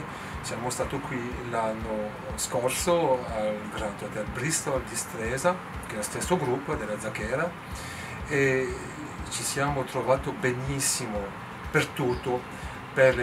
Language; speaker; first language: Italian; non-native, learner; French